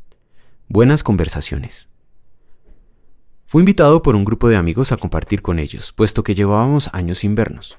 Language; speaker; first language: Spanish; native; Spanish